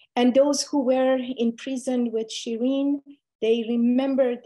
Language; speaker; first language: English; non-native, fluent; Persian